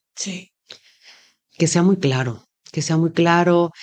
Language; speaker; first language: Spanish; native; Spanish